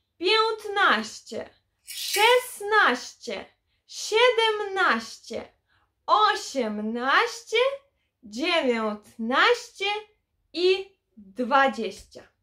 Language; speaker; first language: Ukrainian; native; Ukrainian